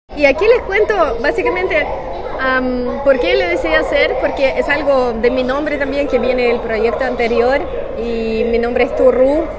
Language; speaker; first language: Spanish; non-native, fluent; Russian